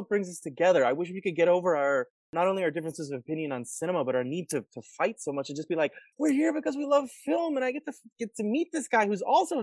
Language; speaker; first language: English; native; English